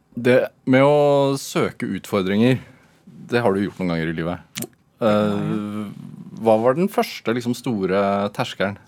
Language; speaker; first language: Norwegian; native; Norwegian